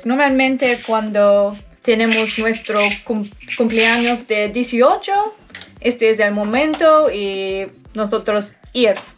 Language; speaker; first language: Spanish; non-native, learner; English